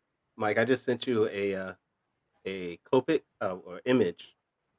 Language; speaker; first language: English; native; English